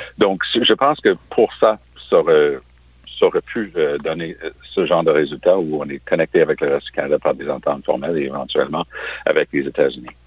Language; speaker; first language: French; native; French